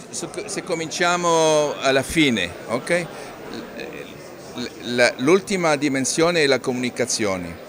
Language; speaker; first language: Italian; non-native, fluent; Hebrew